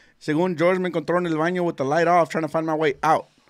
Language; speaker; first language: Spanish; early bilingual, other home language; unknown